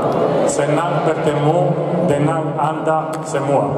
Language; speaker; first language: Indonesian; non-native, fluent; Greek